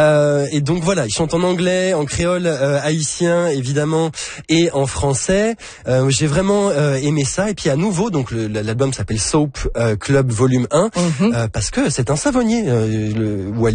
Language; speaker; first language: French; native; French